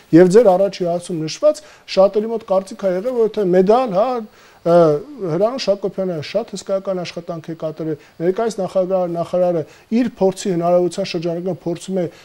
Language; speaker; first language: Armenian; native; Armenian